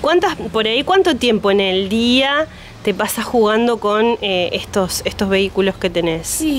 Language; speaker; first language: Spanish; native; Spanish